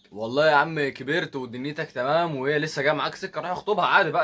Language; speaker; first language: Arabic; native; Arabic